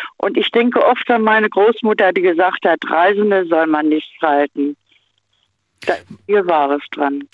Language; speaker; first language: German; native; German